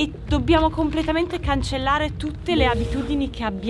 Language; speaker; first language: Italian; native; Italian